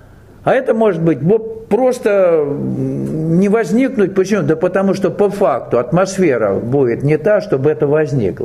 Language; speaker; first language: Russian; native; Russian